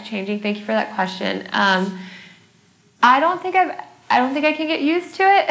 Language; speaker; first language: English; native; English